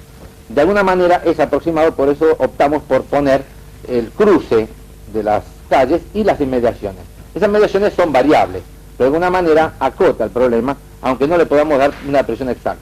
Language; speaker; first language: Spanish; native; Spanish